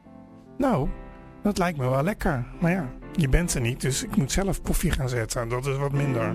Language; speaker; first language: Dutch; native; Dutch